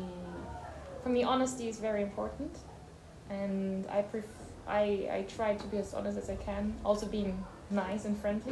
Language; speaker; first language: English; non-native, fluent; German